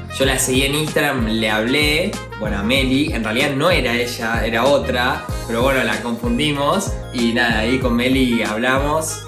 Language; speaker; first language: Spanish; native; Spanish